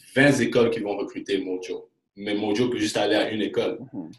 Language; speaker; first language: French; early bilingual, other home language; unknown